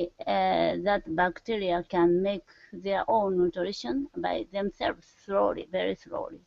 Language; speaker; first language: English; non-native, learner; Japanese